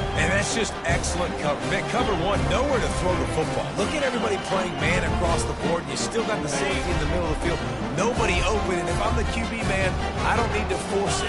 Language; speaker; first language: English; native; English